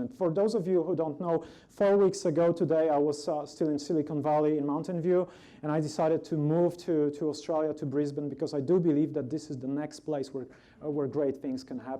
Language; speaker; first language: English; non-native, fluent; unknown